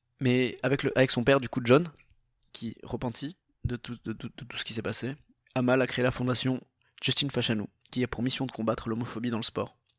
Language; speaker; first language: French; native; French